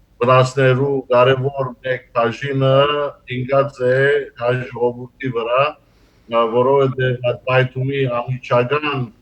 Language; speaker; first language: Armenian; early bilingual, heritage; Armenian